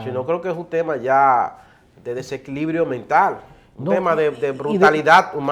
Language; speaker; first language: Spanish; native; Spanish